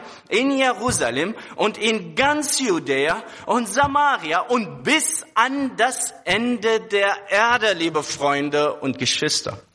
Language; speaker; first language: German; non-native, fluent; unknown